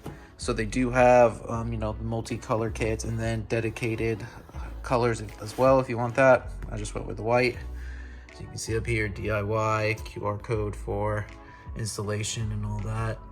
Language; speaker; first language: English; native; English